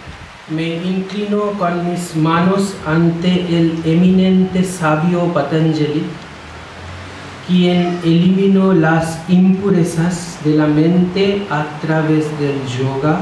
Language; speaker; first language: Spanish; non-native, fluent; Bangla